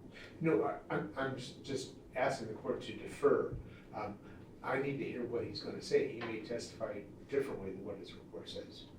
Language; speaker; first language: English; native; English